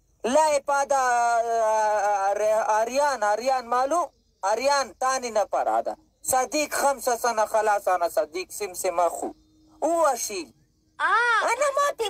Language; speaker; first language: Arabic; non-native, learner; Pashto